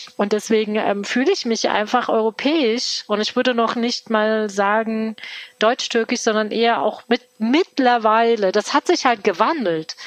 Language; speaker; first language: German; early bilingual, other home language; Turkish